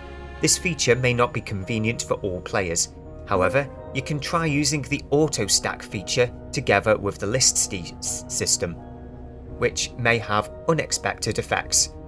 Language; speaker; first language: English; native; English